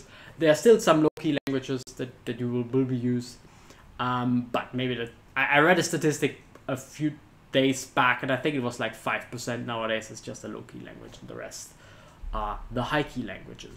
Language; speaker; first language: English; non-native, fluent; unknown